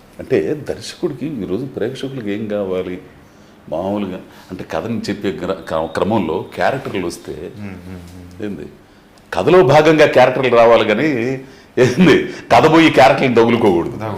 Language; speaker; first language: Telugu; native; Telugu